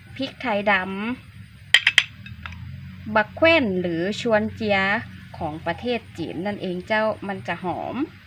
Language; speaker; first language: Thai; non-native, local second language; Iu Mien